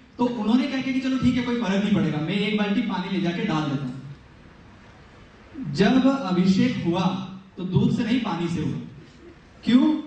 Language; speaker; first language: Hindi; native; Hindi